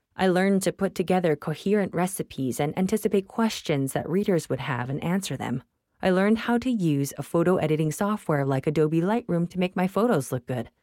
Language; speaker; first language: English; non-native, local second language; Tamil